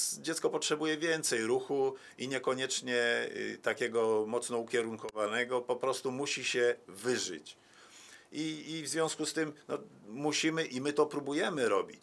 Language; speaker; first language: Polish; native; Polish